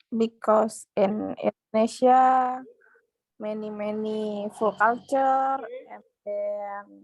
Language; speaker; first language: English; non-native, learner; Indonesian